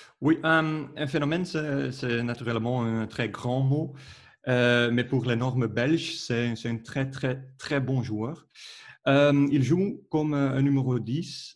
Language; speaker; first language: French; non-native, learner; Dutch